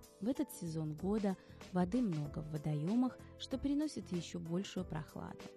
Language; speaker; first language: Russian; native; Russian